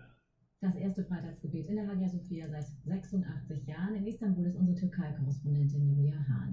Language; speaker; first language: German; native; German